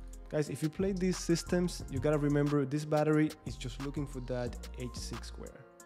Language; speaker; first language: English; non-native, fluent; Spanish